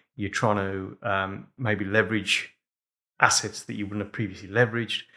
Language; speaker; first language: English; native; English